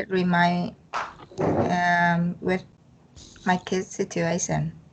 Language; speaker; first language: English; non-native, learner; Vietnamese